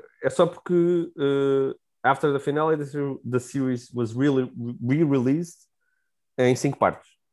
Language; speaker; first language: English; non-native, fluent; Portuguese